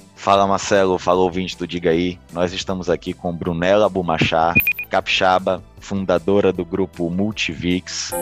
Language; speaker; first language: Portuguese; native; Portuguese